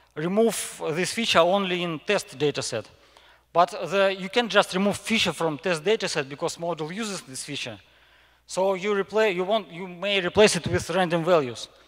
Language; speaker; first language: English; non-native, fluent; Russian